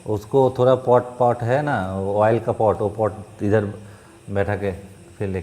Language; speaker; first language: Hindi; non-native, local second language; Bangla